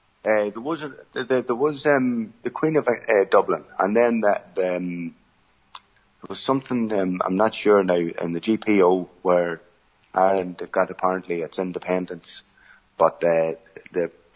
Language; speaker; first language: English; native; English